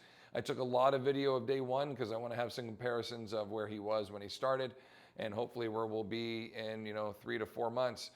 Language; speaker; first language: English; native; English